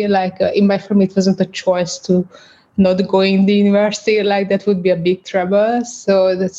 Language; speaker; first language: English; non-native, fluent; Hungarian